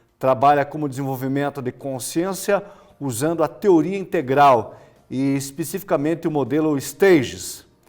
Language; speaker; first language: Portuguese; native; Portuguese